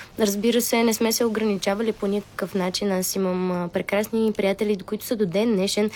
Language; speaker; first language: Bulgarian; early bilingual, heritage; Bulgarian